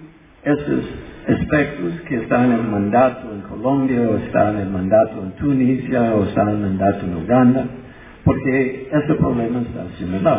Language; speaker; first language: Spanish; non-native, fluent; English